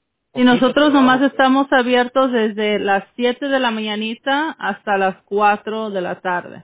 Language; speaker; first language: Spanish; early bilingual, heritage; English